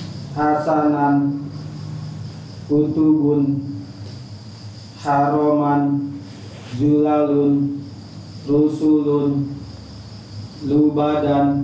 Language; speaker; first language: Arabic; non-native, learner; Indonesian